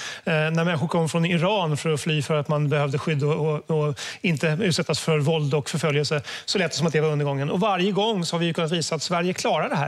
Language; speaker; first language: Swedish; native; Swedish